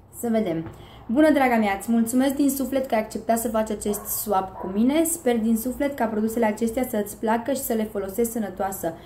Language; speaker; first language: Romanian; early bilingual, heritage; Romanian